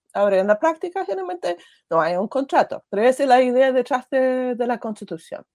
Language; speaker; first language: Spanish; non-native, fluent; English